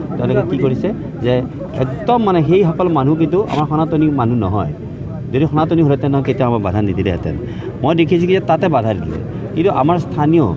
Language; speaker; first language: Assamese; native; Assamese